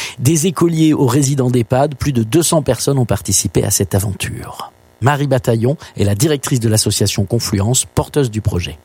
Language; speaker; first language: French; native; French